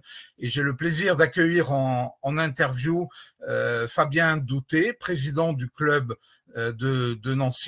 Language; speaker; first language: French; native; French